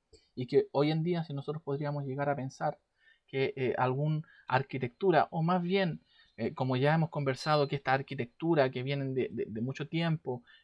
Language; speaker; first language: Spanish; native; Spanish